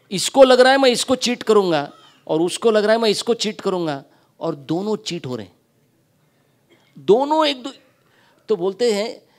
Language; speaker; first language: Hindi; non-native, local second language; Marathi